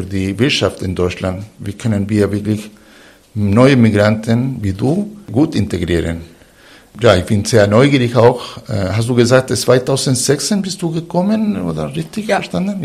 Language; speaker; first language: German; non-native, fluent; Spanish